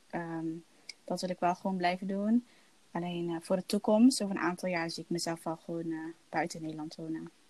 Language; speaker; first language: Dutch; early bilingual, other home language; Somali